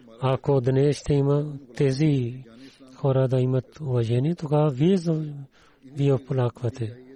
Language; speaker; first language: Bulgarian; non-native, learner; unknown